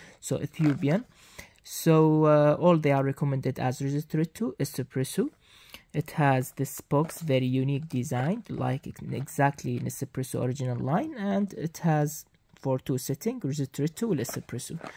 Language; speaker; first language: English; non-native, fluent; Arabic